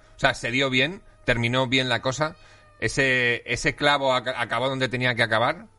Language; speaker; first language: Spanish; native; Spanish